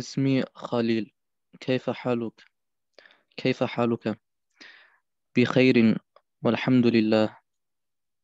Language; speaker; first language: Arabic; non-native, learner; German